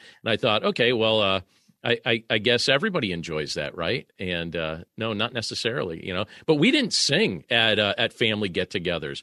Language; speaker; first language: English; native; English